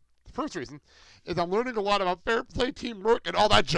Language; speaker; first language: English; native; English